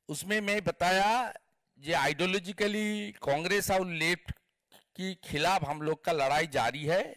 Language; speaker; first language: Hindi; non-native, local second language; Bangla